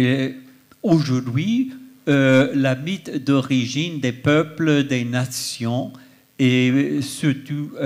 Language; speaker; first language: French; non-native, fluent; English